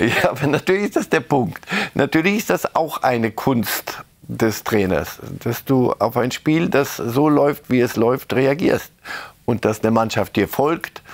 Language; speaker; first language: German; native; German